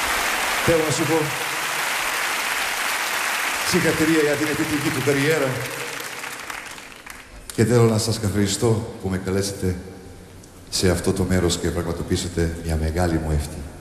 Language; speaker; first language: Greek; non-native, learner; Serbian